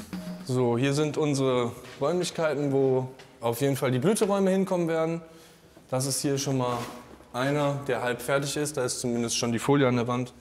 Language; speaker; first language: German; native; German